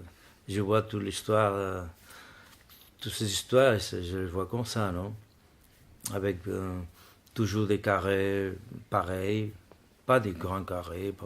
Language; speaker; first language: French; non-native, learner; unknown